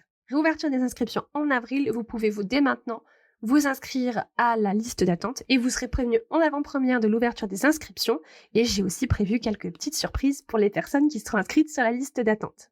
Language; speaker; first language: French; native; French